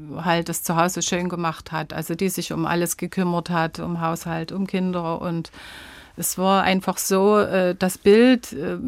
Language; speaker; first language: German; native; German